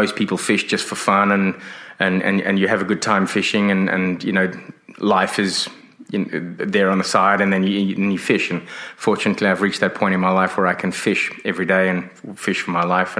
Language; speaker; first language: English; native; English